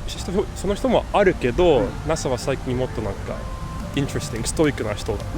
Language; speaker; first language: Japanese; early bilingual, other home language; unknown